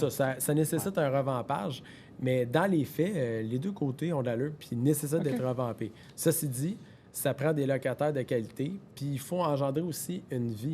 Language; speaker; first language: French; native; French